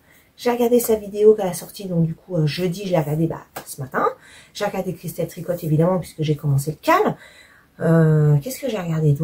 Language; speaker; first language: French; native; French